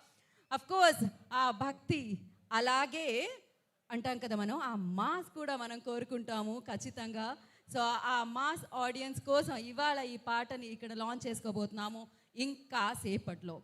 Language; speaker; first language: Telugu; native; Telugu